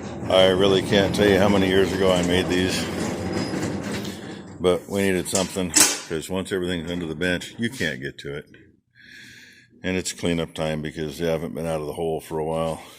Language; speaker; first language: English; native; English